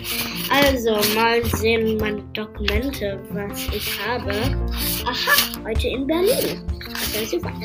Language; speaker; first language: German; non-native, learner; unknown